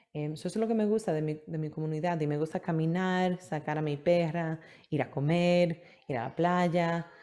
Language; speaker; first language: Spanish; early bilingual, heritage; Spanish